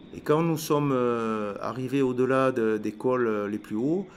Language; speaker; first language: French; native; French